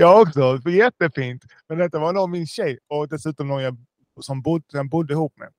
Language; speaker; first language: Swedish; early bilingual, other home language; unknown